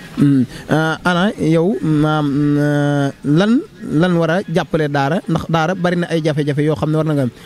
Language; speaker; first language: Wolof; native; Wolof